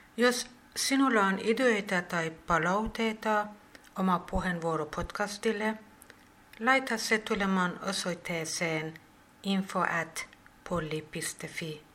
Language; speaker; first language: Finnish; non-native, fluent; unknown